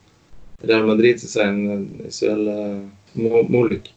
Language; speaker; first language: Dutch; non-native, fluent; Norwegian